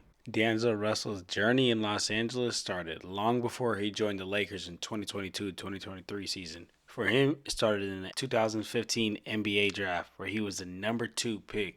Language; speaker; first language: English; native; English